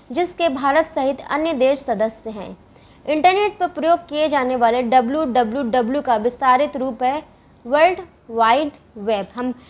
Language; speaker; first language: Hindi; native; Hindi